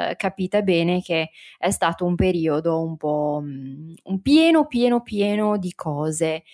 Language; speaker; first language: Italian; native; Italian